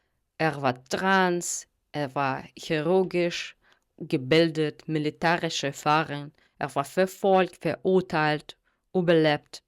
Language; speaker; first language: German; non-native, fluent; Russian